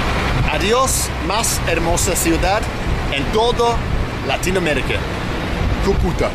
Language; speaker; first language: Spanish; non-native, learner; English